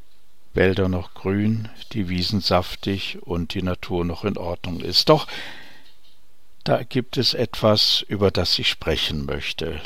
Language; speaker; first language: German; native; German